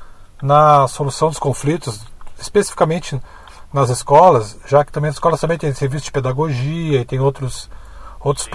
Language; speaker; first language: Portuguese; native; Portuguese